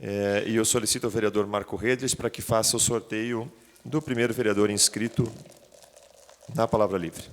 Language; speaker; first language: Portuguese; native; Portuguese